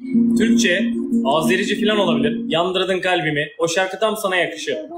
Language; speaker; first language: Turkish; native; Turkish